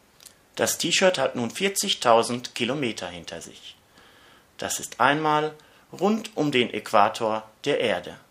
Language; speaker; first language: German; native; German